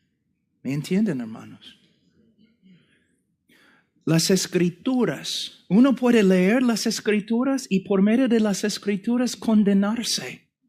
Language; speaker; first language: Spanish; non-native, fluent; English